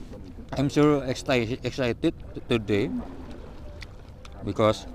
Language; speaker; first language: English; non-native, learner; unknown